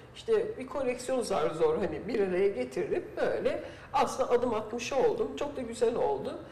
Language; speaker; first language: Turkish; early bilingual, heritage; Turkish